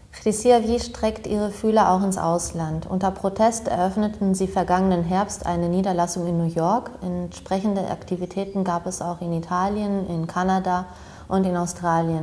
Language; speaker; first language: German; native; German